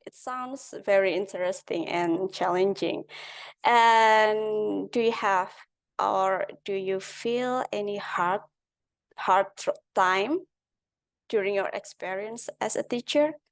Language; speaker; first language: English; non-native, learner; Indonesian